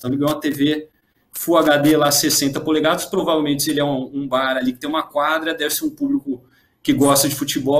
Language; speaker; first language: Portuguese; native; Portuguese